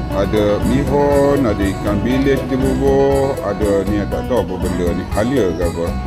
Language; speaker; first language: Malay; native; Malay